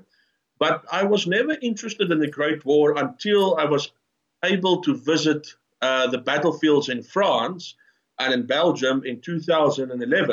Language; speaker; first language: English; non-native, local second language; Afrikaans